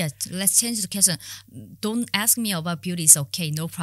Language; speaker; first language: English; non-native, learner; Korean